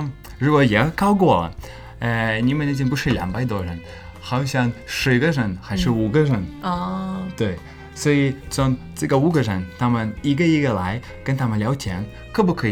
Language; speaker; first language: Chinese; non-native, learner; English